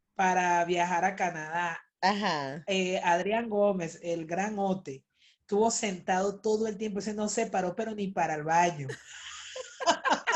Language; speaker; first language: Spanish; native; Spanish